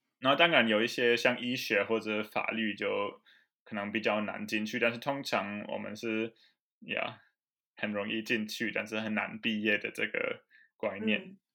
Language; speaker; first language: Chinese; non-native, fluent; German